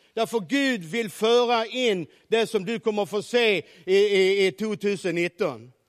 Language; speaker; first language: Norwegian; non-native, fluent; Swedish